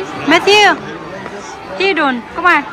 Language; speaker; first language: Dutch; non-native, learner; Filipino